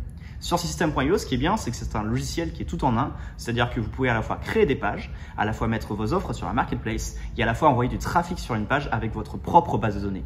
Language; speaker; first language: French; native; French